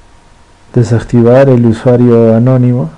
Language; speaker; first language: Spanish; native; Spanish